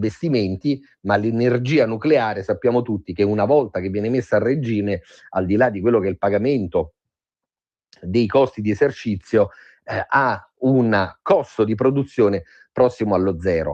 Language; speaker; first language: Italian; native; Italian